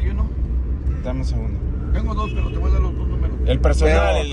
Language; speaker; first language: Spanish; native; Spanish